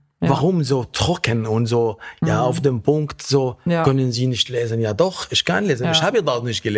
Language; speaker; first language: German; non-native, fluent; Arabic